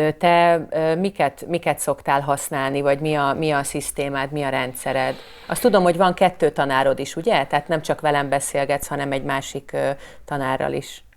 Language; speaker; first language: Hungarian; native; Hungarian